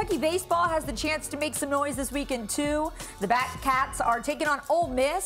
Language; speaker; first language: English; native; English